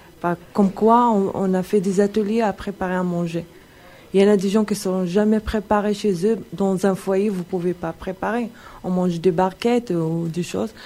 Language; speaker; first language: French; non-native, local second language; Arabic